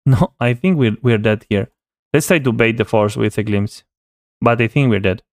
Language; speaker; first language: English; non-native, fluent; Spanish